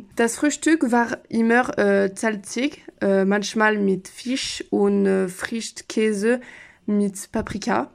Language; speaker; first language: German; non-native, learner; French